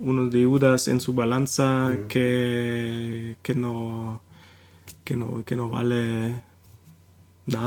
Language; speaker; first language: Spanish; non-native, fluent; German